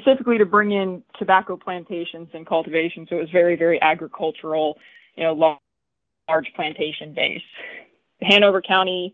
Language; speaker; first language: English; native; English